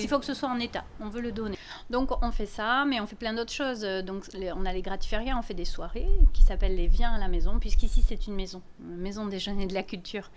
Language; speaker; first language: French; native; French